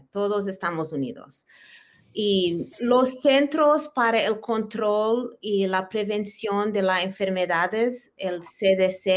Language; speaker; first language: Spanish; early bilingual, heritage; Spanish